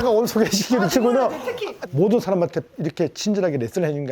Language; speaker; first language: Korean; native; Korean